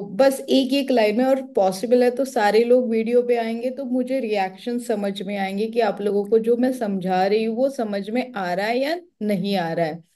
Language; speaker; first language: Hindi; non-native, local second language; Marathi